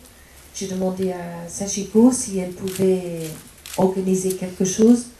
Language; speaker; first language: French; non-native, fluent; English